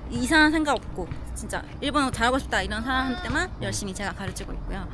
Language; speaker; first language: Korean; non-native, fluent; Japanese